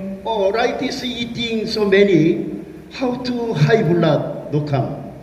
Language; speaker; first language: English; non-native, learner; Korean